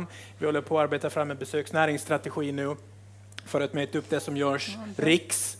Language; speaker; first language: Swedish; native; Swedish